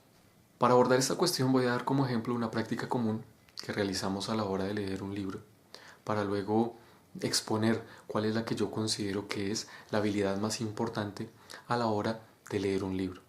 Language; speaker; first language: Spanish; native; Spanish